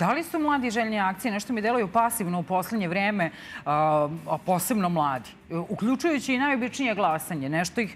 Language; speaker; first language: Serbian; native; Serbian